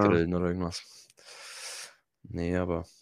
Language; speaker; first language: German; native; German